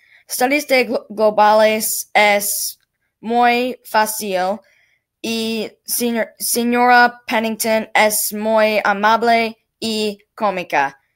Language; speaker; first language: Spanish; non-native, learner; English